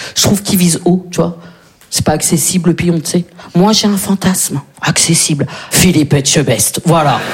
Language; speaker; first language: French; native; French